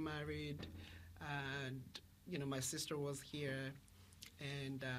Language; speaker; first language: English; non-native, local second language; Yoruba